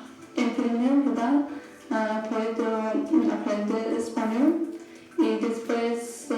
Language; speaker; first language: Spanish; non-native, learner; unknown